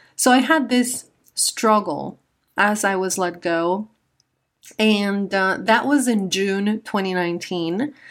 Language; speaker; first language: English; non-native, fluent; Spanish